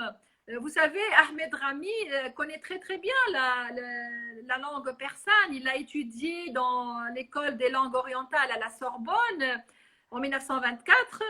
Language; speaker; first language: French; non-native, local second language; Arabic